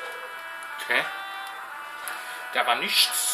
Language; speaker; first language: German; native; German